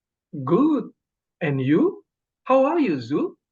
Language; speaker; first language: English; non-native, learner; Indonesian